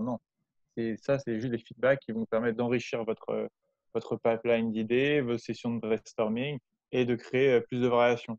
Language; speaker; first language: French; native; French